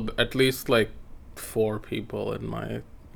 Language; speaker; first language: English; native; English